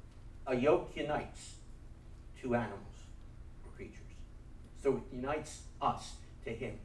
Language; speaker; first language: English; native; English